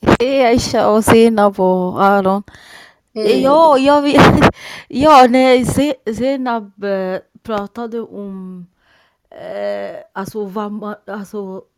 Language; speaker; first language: Swedish; non-native, fluent; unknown